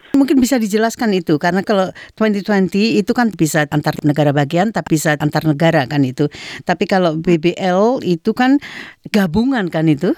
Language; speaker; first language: Indonesian; native; Indonesian